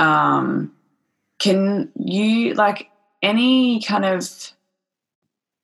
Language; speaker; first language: English; native; English